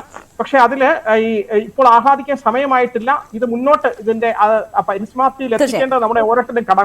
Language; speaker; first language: Malayalam; native; Malayalam